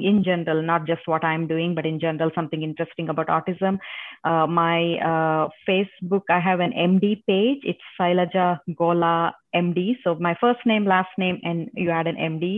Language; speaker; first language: English; non-native, local second language; Telugu